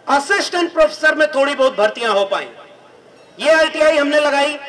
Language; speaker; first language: Hindi; native; Hindi